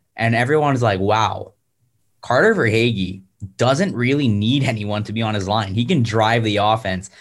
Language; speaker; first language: English; native; English